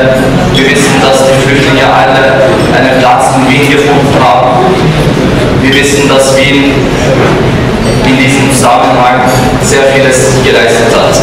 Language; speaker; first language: German; non-native, fluent; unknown